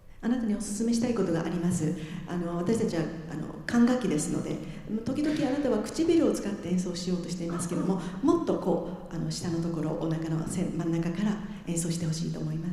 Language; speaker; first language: Japanese; native; Japanese